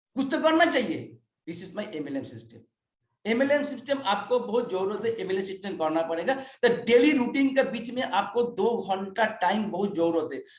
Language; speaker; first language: Hindi; non-native, local second language; Bangla